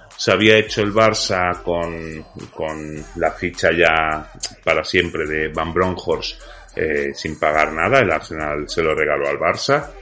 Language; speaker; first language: Spanish; native; Spanish